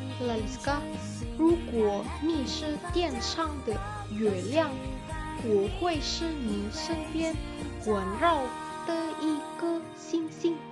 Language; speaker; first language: Chinese; non-native, learner; Indonesian